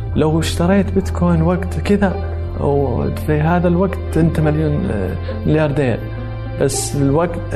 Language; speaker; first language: Arabic; native; Arabic